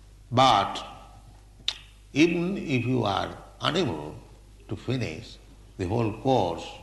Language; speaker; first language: English; non-native, local second language; Bangla